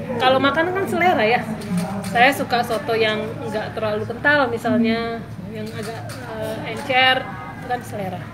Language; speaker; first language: Indonesian; native; Indonesian